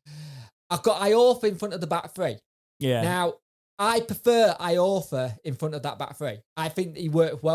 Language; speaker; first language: English; native; English